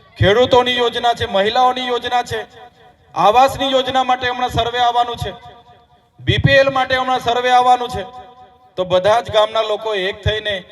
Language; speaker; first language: Gujarati; non-native, local second language; Vasavi